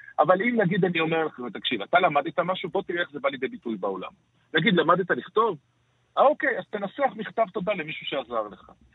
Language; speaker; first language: Hebrew; native; Hebrew